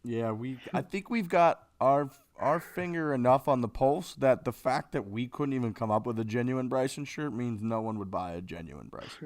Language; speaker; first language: English; native; English